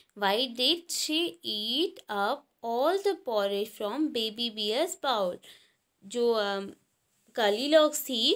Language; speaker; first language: Hindi; native; Hindi